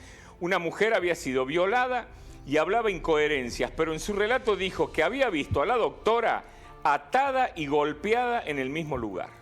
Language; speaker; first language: Spanish; native; Spanish